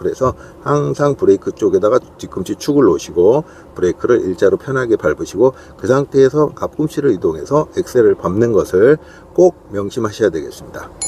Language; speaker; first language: Korean; native; Korean